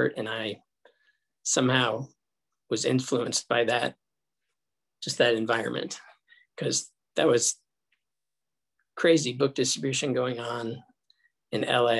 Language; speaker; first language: English; native; English